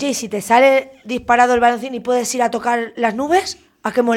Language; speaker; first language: Spanish; native; Spanish